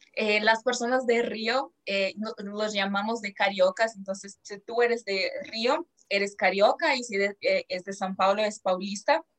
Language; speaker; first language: Spanish; non-native, fluent; Portuguese